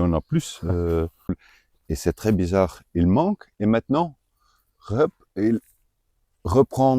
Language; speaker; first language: French; non-native, local second language; Dutch